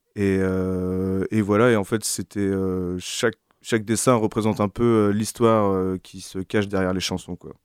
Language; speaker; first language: French; native; French